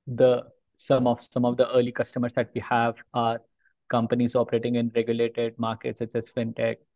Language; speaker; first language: English; non-native, local second language; Hindi